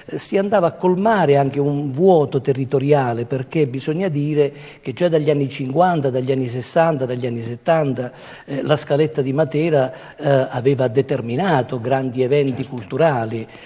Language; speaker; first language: Italian; native; Italian